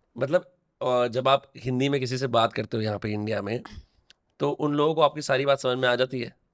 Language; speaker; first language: Hindi; native; Hindi